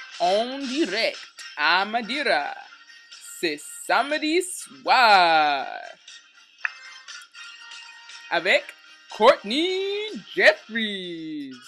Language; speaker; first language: French; non-native, learner; English